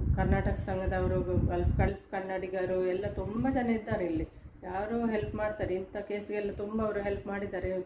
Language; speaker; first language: Kannada; non-native, local second language; Tulu